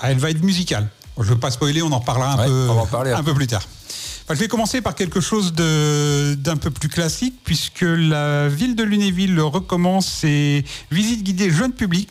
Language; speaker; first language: French; native; French